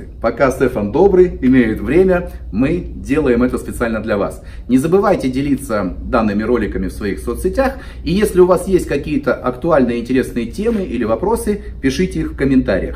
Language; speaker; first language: Russian; native; Russian